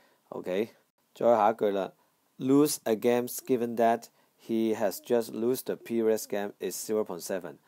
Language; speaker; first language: English; non-native, local second language; Cantonese